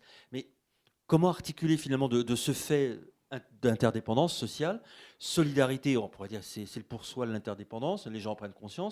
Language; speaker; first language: French; native; French